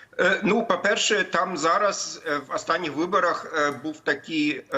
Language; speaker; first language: Ukrainian; non-native, fluent; German